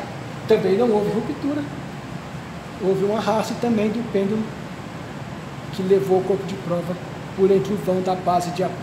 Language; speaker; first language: Portuguese; native; Portuguese